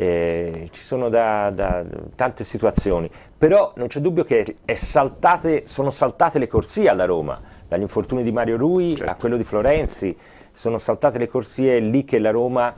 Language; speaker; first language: Italian; native; Italian